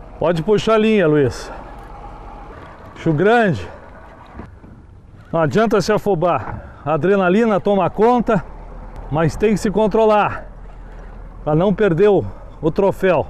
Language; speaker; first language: Portuguese; native; Portuguese